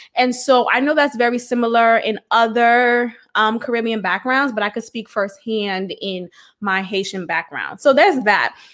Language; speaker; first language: English; early bilingual, other home language; Haitian Creole